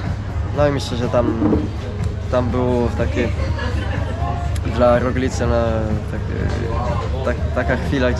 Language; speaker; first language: Polish; non-native, fluent; Italian